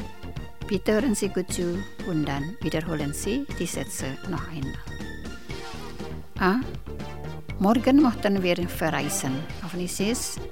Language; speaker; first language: German; non-native, fluent; Indonesian